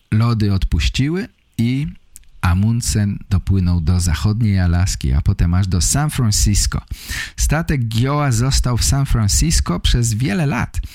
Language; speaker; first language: Polish; native; Polish